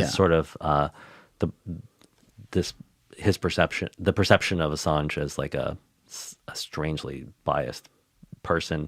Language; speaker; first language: English; native; English